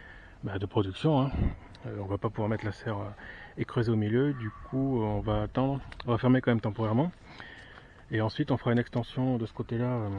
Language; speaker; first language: French; native; French